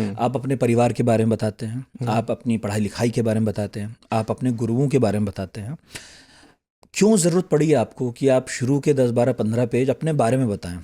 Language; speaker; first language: Hindi; native; Hindi